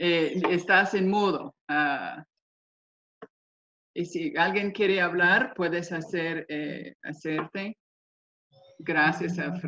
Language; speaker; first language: Spanish; non-native, fluent; English